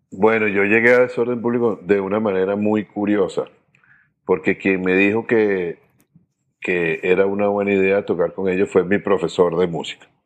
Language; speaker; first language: Spanish; native; Spanish